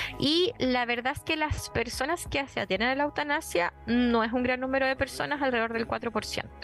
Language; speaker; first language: Spanish; native; Spanish